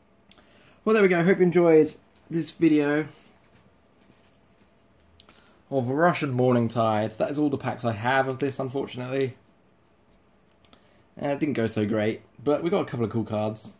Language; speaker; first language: English; native; English